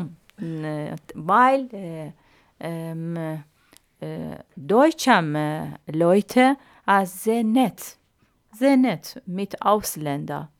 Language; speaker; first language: German; non-native, learner; Arabic